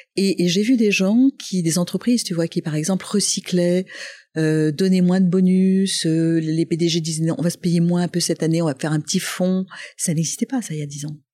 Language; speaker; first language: French; non-native, local second language; Arabic